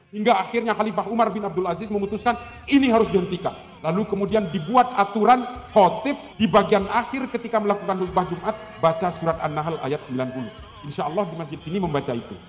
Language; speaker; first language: Indonesian; non-native, local second language; Madurese